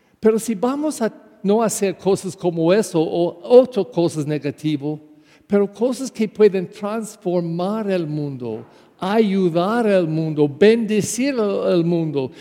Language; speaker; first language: Spanish; non-native, fluent; English